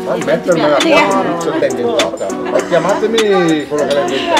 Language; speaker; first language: Italian; native; Italian